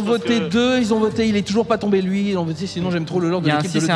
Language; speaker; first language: French; native; French